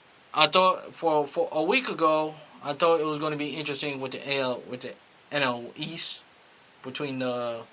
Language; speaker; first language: English; native; English